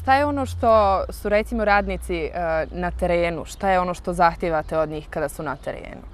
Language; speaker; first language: Serbian; native; Serbian